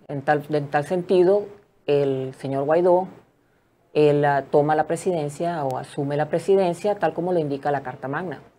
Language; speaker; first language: Spanish; native; Spanish